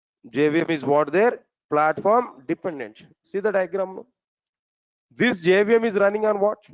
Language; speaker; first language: English; non-native, local second language; Telugu